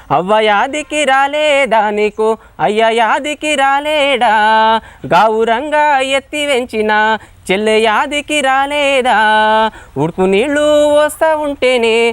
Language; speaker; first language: Telugu; non-native, local second language; Lambadi